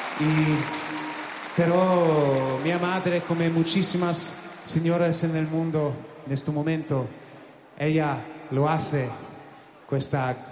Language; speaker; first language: Spanish; non-native, learner; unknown